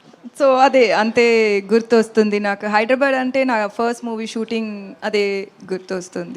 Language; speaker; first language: Telugu; non-native, learner; Tamil